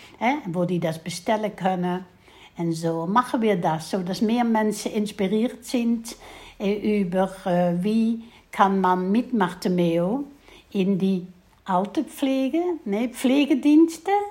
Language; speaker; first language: German; non-native, fluent; Dutch